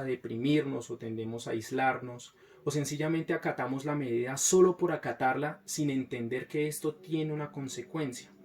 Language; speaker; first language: Spanish; native; Spanish